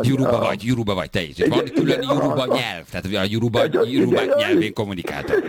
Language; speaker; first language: Hungarian; native; Hungarian